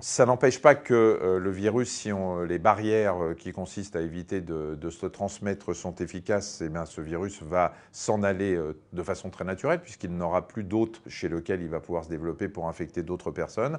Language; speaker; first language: French; native; French